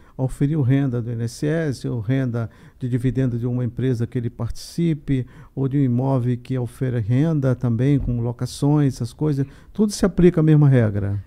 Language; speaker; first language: Portuguese; native; Portuguese